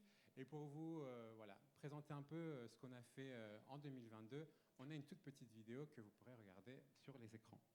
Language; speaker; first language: French; native; French